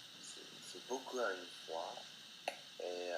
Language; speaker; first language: French; non-native, fluent; English